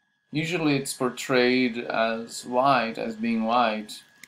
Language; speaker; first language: English; non-native, fluent; Portuguese